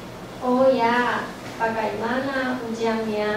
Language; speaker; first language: Indonesian; non-native, learner; Chinese